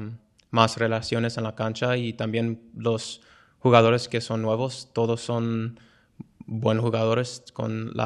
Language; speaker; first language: Spanish; non-native, fluent; English